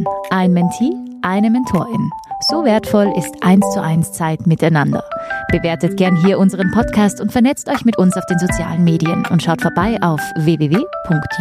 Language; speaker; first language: German; native; German